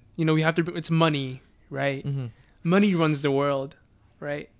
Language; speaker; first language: English; native; English